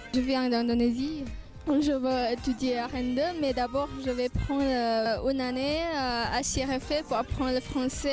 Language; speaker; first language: French; non-native, learner; Indonesian